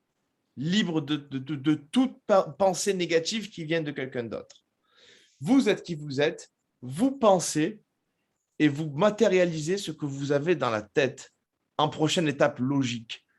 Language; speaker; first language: French; native; French